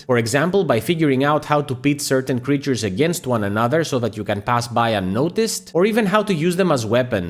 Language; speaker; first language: English; native; English